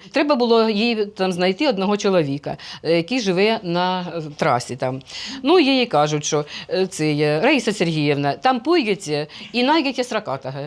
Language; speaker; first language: Ukrainian; native; Ukrainian